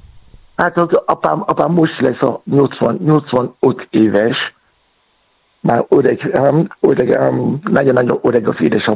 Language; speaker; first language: Hungarian; non-native, learner; Yoruba